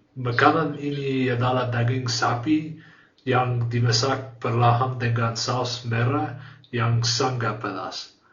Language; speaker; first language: Indonesian; non-native, learner; English